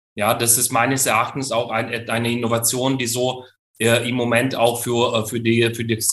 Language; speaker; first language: German; non-native, fluent; Ukrainian